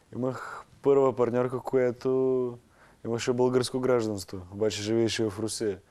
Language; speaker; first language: Bulgarian; non-native, fluent; Russian